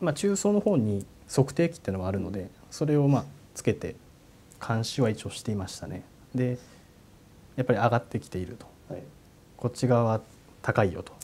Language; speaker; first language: Japanese; native; Japanese